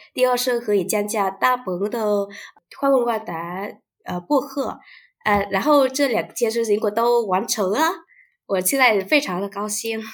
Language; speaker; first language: Chinese; non-native, fluent; Vietnamese